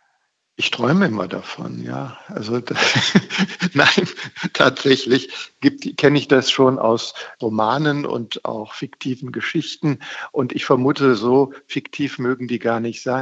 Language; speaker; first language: German; native; German